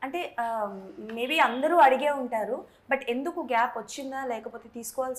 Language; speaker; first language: Telugu; native; Telugu